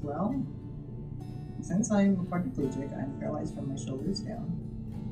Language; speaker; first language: English; native; English